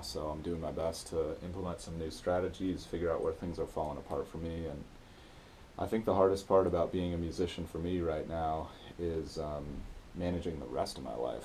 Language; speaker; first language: English; native; English